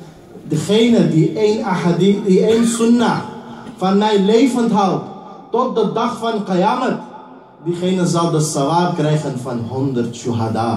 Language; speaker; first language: Dutch; early bilingual, heritage; Urdu